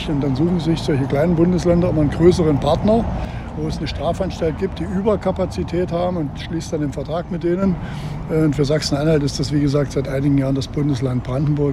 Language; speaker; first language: German; native; German